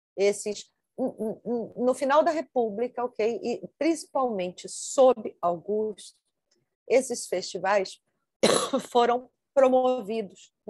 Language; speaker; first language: Portuguese; native; Portuguese